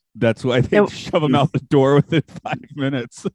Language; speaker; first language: English; native; English